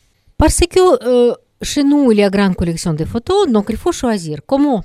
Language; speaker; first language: French; non-native, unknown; Russian